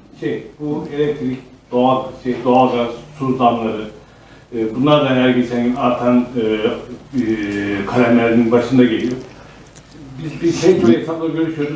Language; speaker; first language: Turkish; native; Turkish